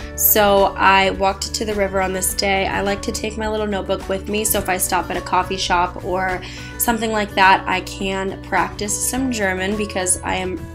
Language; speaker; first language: English; native; English